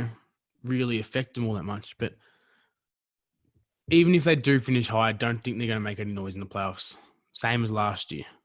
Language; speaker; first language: English; native; English